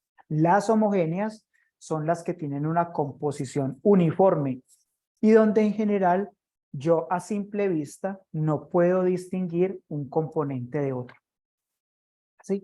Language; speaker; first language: Spanish; native; Spanish